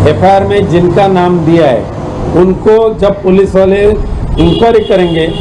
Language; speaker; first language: Hindi; non-native, local second language; Marathi